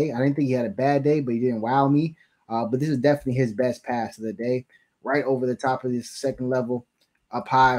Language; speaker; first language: English; native; English